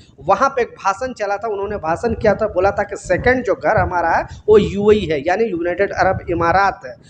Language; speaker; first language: Hindi; native; Hindi